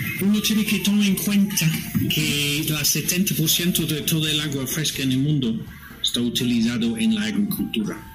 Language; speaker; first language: Spanish; non-native, fluent; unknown